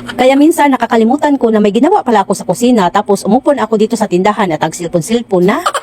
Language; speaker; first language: Filipino; non-native, local second language; Cebuano